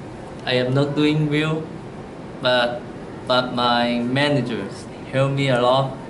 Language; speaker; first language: English; non-native, learner; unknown